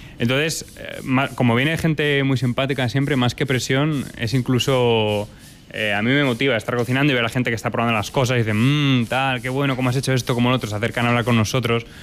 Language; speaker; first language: Spanish; native; Spanish